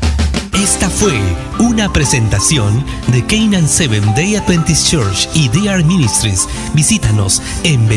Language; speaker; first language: Spanish; native; Spanish